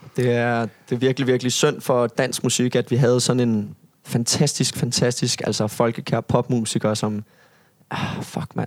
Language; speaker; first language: Danish; native; Danish